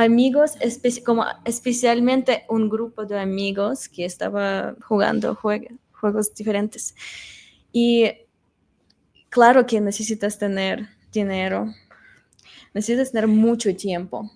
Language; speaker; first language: Spanish; non-native, fluent; Russian